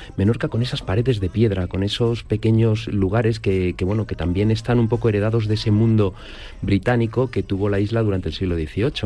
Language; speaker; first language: Spanish; native; Spanish